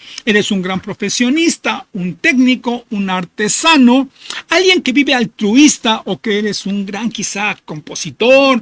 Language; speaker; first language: Spanish; native; Spanish